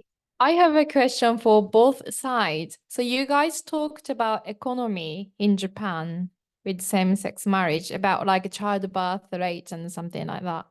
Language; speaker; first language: English; non-native, fluent; Japanese